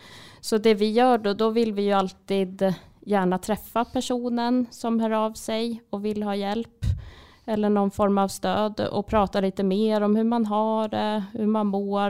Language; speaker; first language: Swedish; native; Swedish